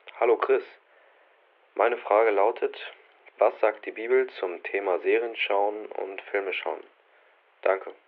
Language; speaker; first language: German; native; German